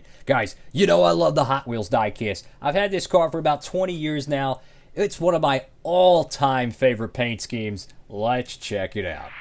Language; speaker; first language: English; native; English